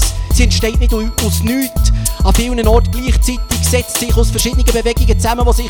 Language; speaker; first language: German; native; German